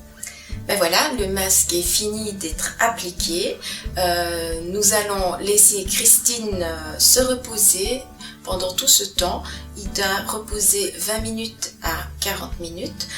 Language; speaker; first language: French; native; French